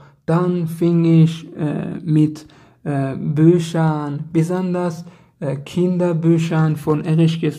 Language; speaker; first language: German; non-native, learner; Persian